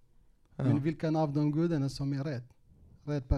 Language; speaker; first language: Swedish; non-native, local second language; Kurdish